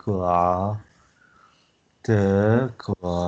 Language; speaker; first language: Chinese; non-native, learner; French